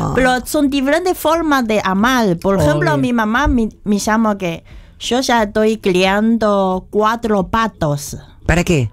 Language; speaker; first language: Spanish; non-native, fluent; Chinese